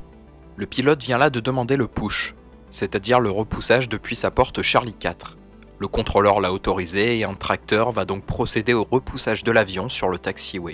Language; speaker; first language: French; native; French